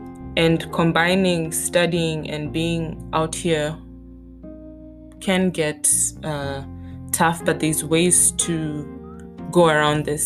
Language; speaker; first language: English; non-native, local second language; Tswana